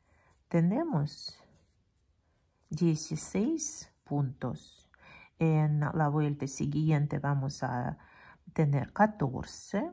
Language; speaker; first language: Spanish; non-native, fluent; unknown